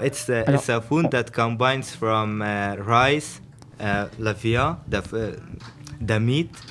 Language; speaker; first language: English; non-native, learner; Persian